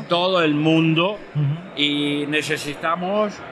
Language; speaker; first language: Spanish; non-native, fluent; Italian